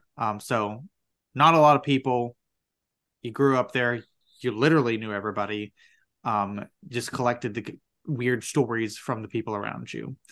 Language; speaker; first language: English; native; English